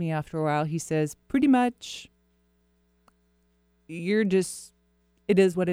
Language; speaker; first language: English; native; English